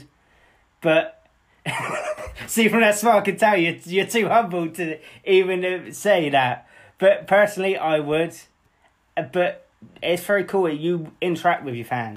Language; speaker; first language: English; native; English